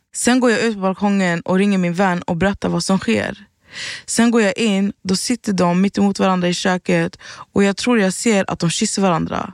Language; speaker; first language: Swedish; early bilingual, other home language; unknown